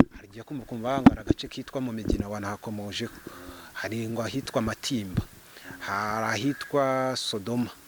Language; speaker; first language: Kinyarwanda; native; Kinyarwanda